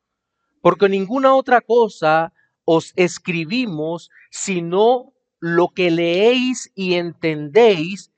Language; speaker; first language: Spanish; native; Spanish